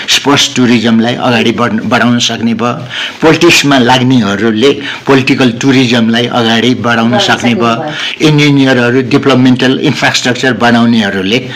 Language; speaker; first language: Nepali; non-native, local second language; Newari